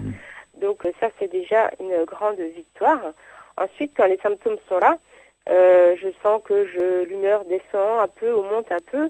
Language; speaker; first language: French; native; French